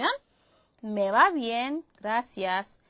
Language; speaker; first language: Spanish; non-native, fluent; Korean